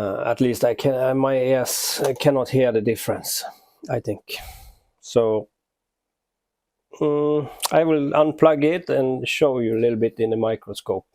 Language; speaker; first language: English; non-native, fluent; Norwegian